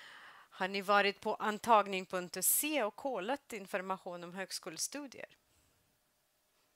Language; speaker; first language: Swedish; non-native, fluent; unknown